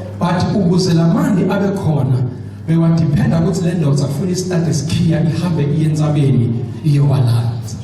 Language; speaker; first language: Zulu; non-native, local second language; Swati